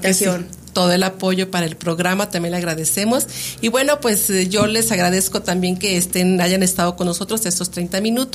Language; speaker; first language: Spanish; native; Spanish